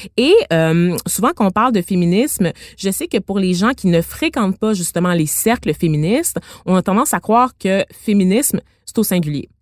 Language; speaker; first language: French; native; French